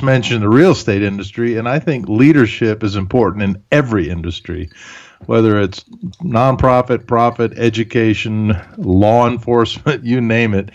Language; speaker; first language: English; early bilingual, other home language; German